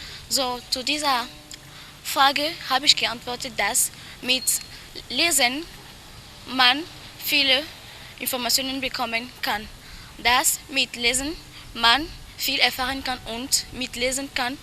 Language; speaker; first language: German; non-native, learner; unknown